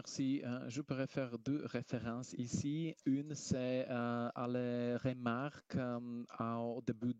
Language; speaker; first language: French; non-native, fluent; Slovak